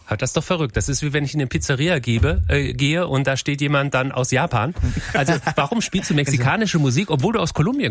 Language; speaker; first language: German; native; German